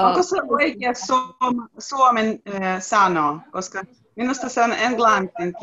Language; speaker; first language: Finnish; non-native, learner; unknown